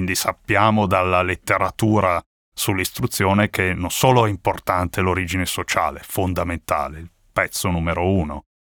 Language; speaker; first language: Italian; native; Italian